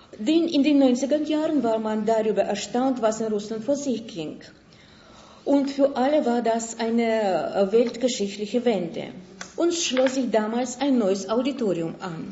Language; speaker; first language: German; non-native, fluent; Russian